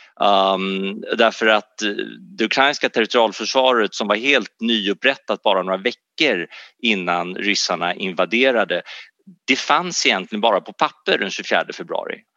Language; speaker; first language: Swedish; native; Swedish